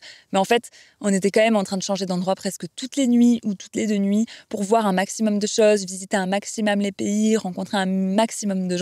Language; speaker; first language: French; native; French